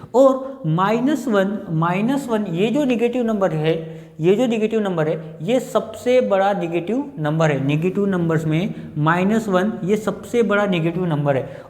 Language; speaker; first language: Hindi; non-native, local second language; Marathi